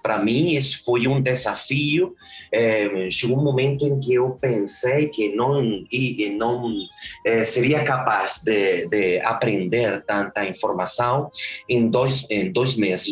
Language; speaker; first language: Portuguese; early bilingual, heritage; Spanish